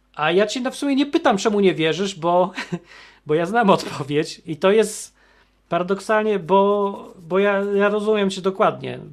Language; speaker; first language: Polish; native; Polish